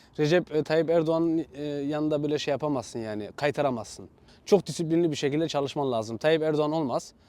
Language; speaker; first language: Turkish; native; Turkish